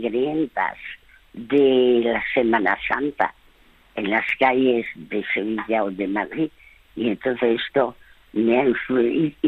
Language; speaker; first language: Spanish; early bilingual, other home language; French